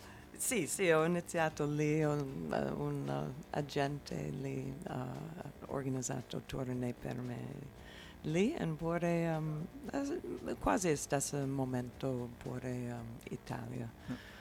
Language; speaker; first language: Italian; non-native, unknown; English